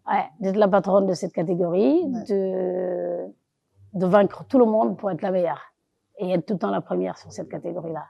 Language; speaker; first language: French; non-native, local second language; Wolof